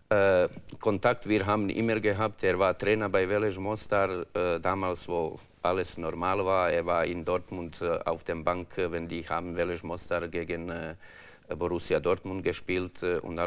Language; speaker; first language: German; non-native, learner; Croatian